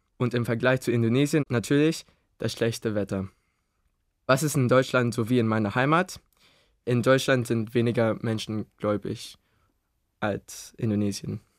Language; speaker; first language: German; early bilingual, other home language; Indonesian